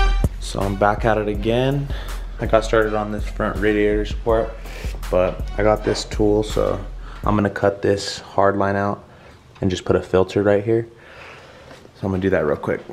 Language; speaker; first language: English; native; English